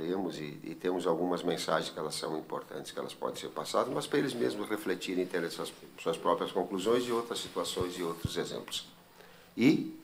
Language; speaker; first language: Portuguese; native; Portuguese